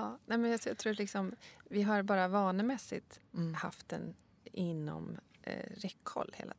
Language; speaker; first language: Swedish; native; Swedish